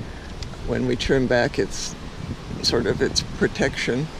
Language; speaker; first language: English; native; English